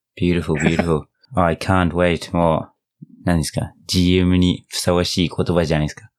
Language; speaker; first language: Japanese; non-native, fluent; English